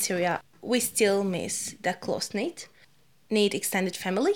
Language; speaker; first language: English; non-native, fluent; Arabic